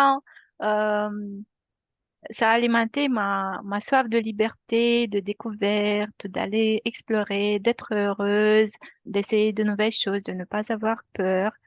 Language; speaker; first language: French; non-native, fluent; Romanian